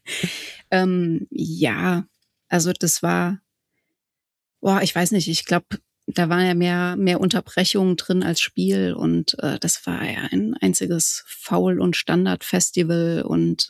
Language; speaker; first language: German; native; German